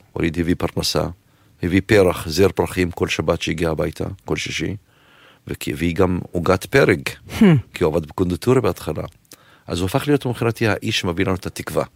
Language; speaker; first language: Hebrew; non-native, local second language; Arabic